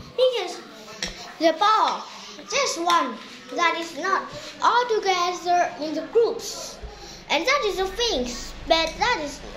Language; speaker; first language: English; non-native, learner; Vietnamese